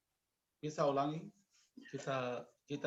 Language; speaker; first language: Indonesian; non-native, learner; Arabic